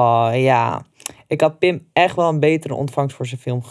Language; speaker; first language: Dutch; native; Dutch